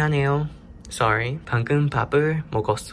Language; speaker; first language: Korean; non-native, learner; English